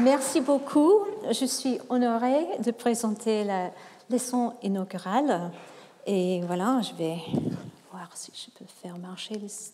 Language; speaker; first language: French; non-native, fluent; English